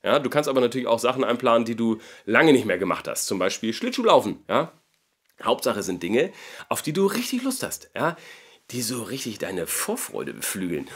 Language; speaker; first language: German; native; German